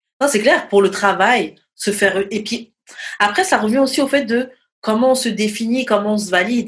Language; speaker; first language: French; native; French